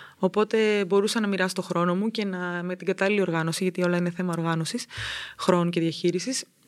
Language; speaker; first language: Greek; native; Greek